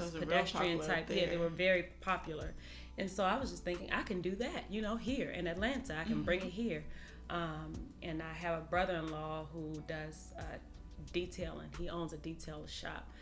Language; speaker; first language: English; native; English